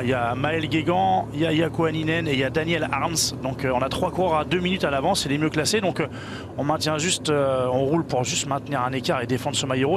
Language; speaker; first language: French; native; French